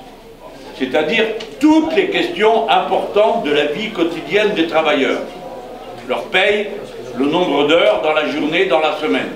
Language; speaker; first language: French; native; French